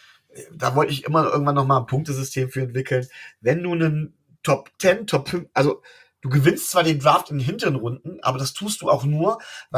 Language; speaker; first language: German; native; German